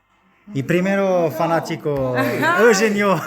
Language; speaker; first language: Italian; non-native, learner; French